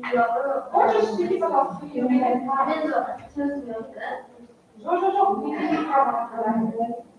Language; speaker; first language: Russian; non-native, local second language; Kazakh